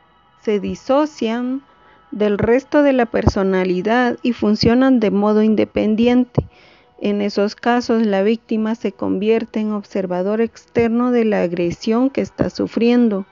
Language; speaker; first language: Spanish; native; Spanish